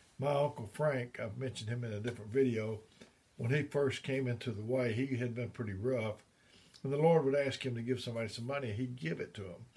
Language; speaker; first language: English; native; English